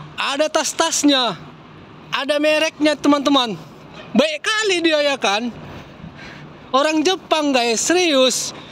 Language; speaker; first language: Indonesian; native; Indonesian